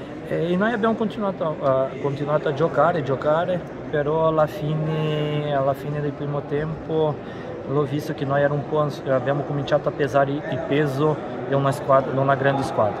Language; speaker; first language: Italian; non-native, fluent; Portuguese